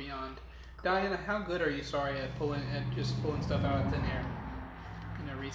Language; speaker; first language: English; native; English